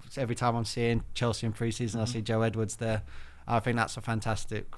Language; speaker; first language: English; native; English